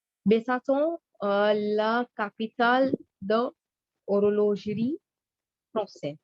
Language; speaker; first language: French; non-native, learner; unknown